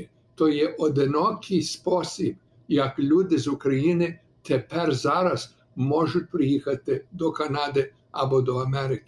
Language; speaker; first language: Ukrainian; early bilingual, heritage; Ukrainian